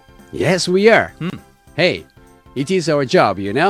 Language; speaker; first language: English; non-native, fluent; Japanese